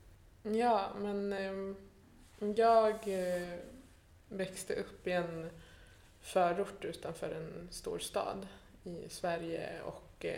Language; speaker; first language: Swedish; early bilingual, other home language; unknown